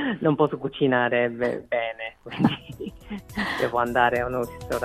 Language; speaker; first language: Italian; non-native, fluent; Korean